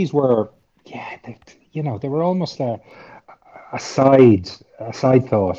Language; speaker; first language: English; native; English